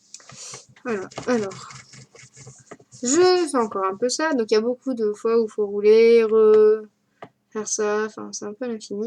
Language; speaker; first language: French; native; French